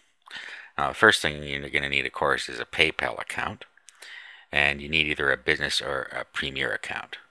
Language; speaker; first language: English; native; English